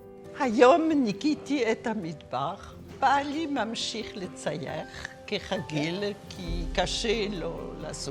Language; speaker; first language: Hebrew; non-native, fluent; French